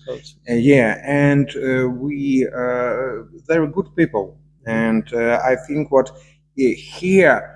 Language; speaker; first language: English; non-native, learner; Russian